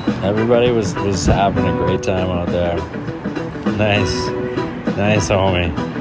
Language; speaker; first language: English; native; English